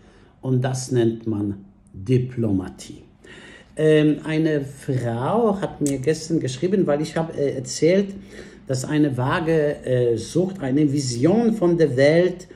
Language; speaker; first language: German; non-native, fluent; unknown